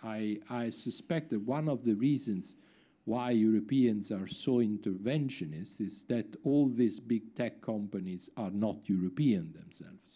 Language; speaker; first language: English; non-native, fluent; Italian